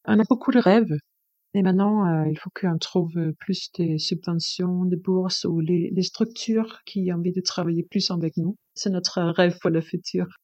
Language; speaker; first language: French; non-native, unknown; Danish